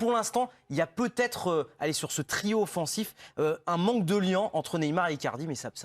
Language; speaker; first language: French; native; French